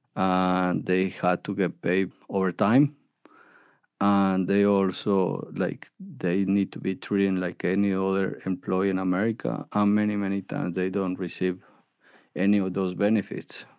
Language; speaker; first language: English; non-native, fluent; Spanish